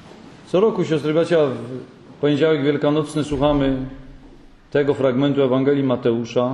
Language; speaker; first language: Polish; native; Polish